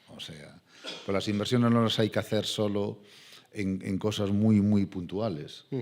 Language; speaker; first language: Spanish; non-native, local second language; Galician